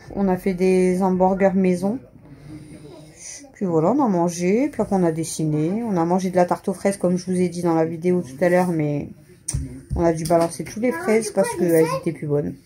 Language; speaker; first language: French; native; French